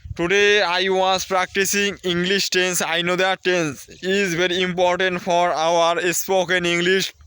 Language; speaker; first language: English; non-native, learner; Bangla